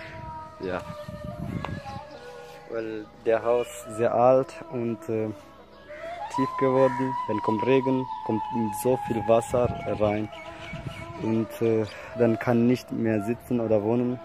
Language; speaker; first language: German; non-native, learner; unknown